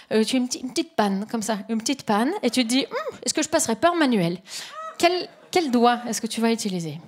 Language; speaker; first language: French; native; French